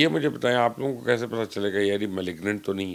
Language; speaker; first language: Urdu; native; Urdu